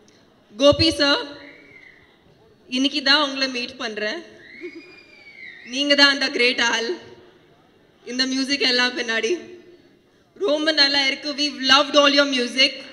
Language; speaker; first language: Tamil; non-native, fluent; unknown